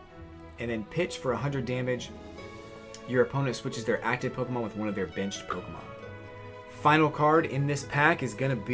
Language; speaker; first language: English; native; English